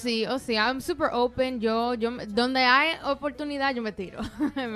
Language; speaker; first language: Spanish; early bilingual, heritage; Spanish